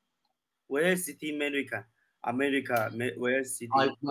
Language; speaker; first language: English; non-native, learner; Chinese